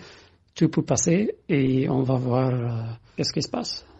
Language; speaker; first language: French; non-native, fluent; Arabic